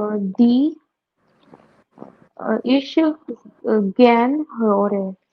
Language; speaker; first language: German; non-native, learner; Hindi